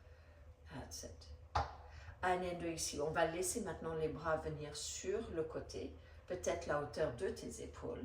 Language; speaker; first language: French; non-native, fluent; English